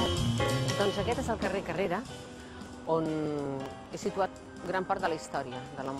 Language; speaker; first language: Catalan; native; Catalan